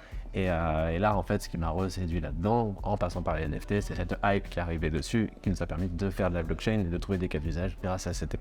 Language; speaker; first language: French; native; French